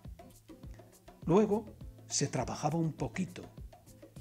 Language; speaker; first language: Spanish; native; Spanish